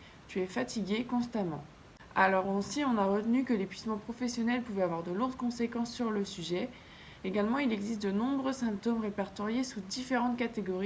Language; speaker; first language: French; native; French